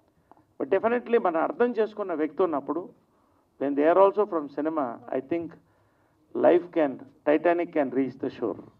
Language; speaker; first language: Telugu; native; Telugu